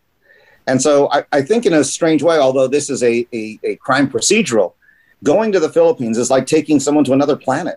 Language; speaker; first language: English; native; English